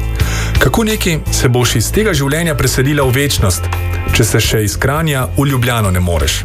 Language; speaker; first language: Slovenian; native; Slovenian